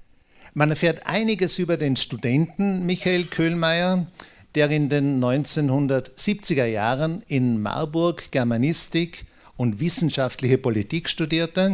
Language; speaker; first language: German; native; German